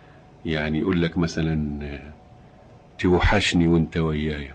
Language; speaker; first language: Arabic; native; Arabic